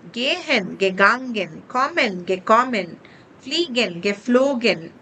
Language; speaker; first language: German; non-native, fluent; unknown